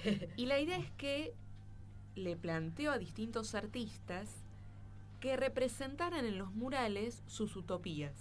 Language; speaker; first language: Spanish; native; Spanish